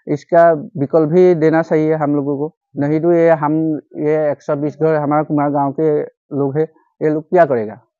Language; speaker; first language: Hindi; non-native, local second language; Assamese